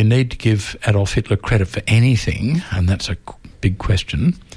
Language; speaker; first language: English; native; English